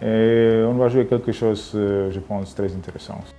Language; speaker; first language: French; non-native, learner; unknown